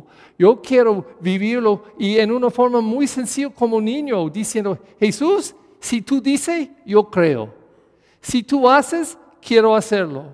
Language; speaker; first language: Spanish; non-native, fluent; English